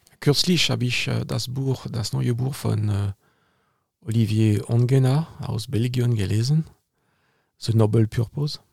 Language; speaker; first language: German; non-native, fluent; French